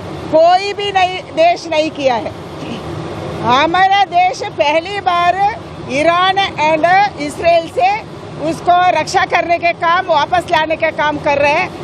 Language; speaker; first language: Hindi; non-native, local second language; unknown